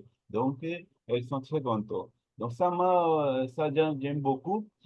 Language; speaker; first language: French; non-native, learner; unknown